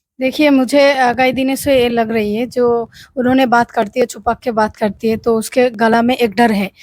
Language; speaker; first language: Hindi; non-native, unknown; Bangla